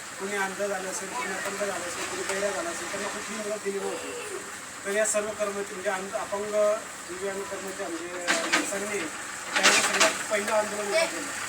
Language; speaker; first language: Marathi; native; Marathi